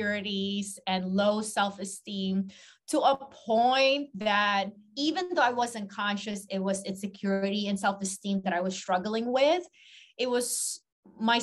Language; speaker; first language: English; non-native, local second language; Filipino